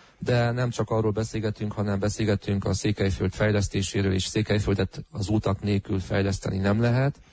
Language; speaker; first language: Hungarian; native; Hungarian